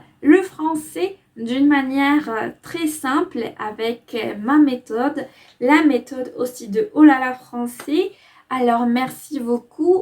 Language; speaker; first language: French; non-native, fluent; Spanish